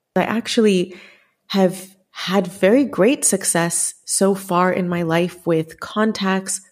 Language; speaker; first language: English; native; English